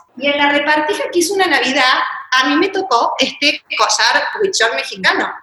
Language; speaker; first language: Spanish; native; Spanish